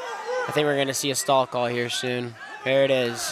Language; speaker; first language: English; native; English